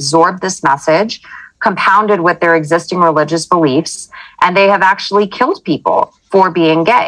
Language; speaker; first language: English; native; English